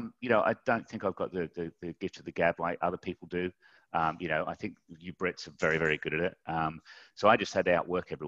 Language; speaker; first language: English; native; English